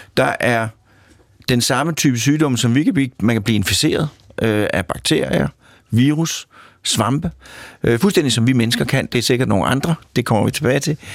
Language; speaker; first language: Danish; native; Danish